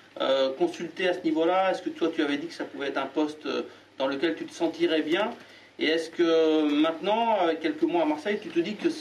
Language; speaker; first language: French; native; French